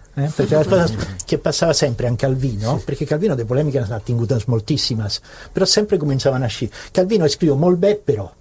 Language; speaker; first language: Italian; non-native, learner; Catalan